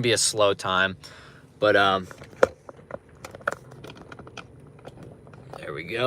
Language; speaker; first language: English; native; English